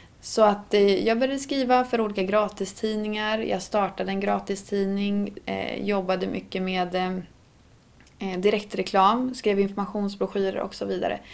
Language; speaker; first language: Swedish; native; Swedish